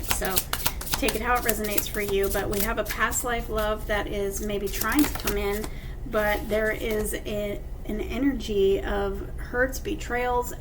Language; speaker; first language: English; native; English